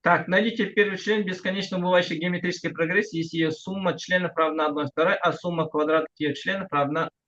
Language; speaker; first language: Russian; non-native, local second language; Kazakh